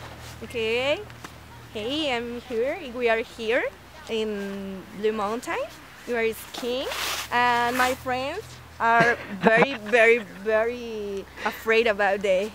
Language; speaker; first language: English; non-native, learner; Portuguese